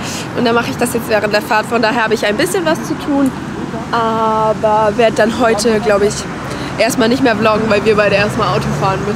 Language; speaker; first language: German; native; German